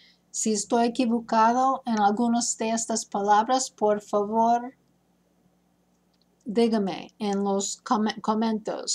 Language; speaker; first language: Spanish; non-native, fluent; English